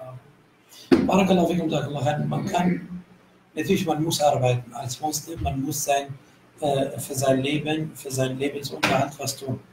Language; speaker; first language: German; non-native, fluent; Arabic